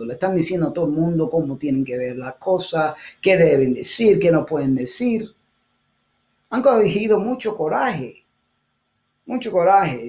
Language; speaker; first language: Spanish; early bilingual, heritage; Spanish